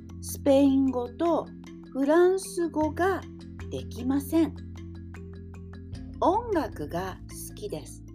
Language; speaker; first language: Japanese; non-native, learner; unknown